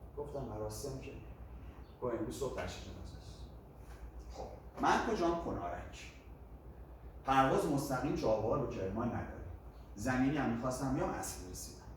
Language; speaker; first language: Persian; native; Persian